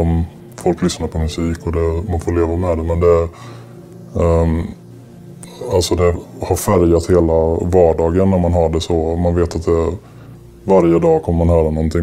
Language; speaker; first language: Swedish; native; Swedish